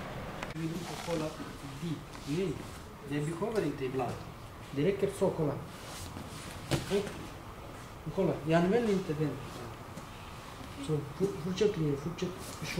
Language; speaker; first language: Swedish; non-native, learner; Russian